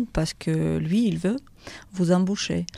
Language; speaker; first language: French; non-native, fluent; Russian